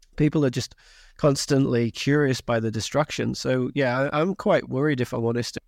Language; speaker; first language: English; native; English